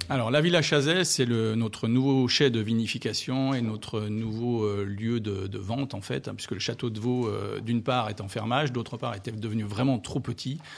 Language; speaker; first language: French; native; French